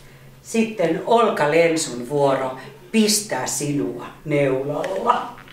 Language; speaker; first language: Finnish; native; Finnish